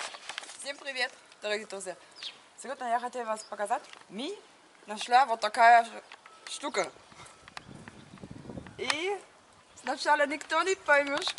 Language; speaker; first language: Russian; non-native, learner; German